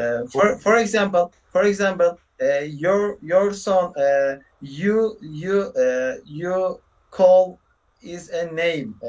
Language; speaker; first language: English; non-native, learner; Turkish